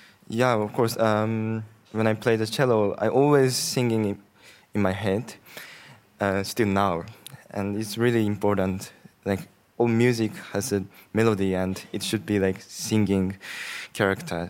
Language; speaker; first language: English; non-native, learner; Japanese